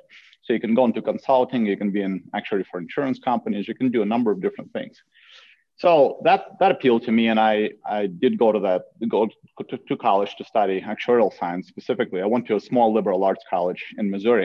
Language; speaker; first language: English; non-native, fluent; Russian